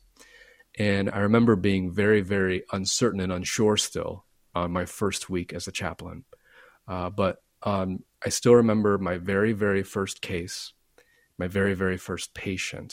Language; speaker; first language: English; native; English